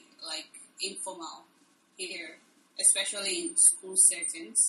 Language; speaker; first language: English; non-native, local second language; Igbo